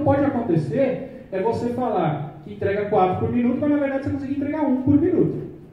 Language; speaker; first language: Portuguese; native; Portuguese